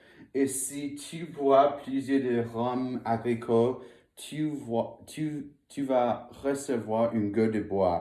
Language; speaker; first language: French; non-native, learner; English